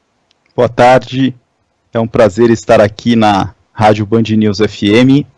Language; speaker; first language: Portuguese; native; Portuguese